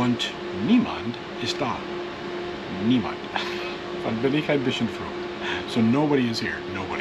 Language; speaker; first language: German; non-native, learner; English